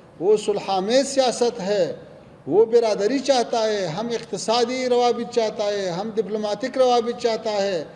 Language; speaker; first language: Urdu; non-native, fluent; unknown